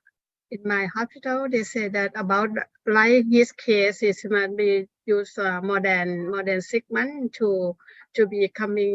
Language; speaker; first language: English; non-native, learner; Thai